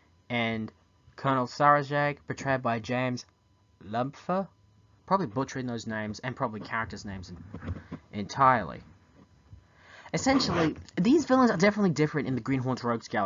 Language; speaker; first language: English; native; English